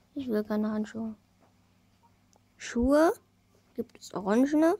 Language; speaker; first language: German; early bilingual, other home language; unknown